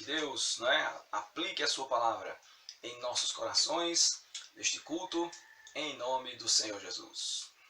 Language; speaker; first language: Portuguese; native; Portuguese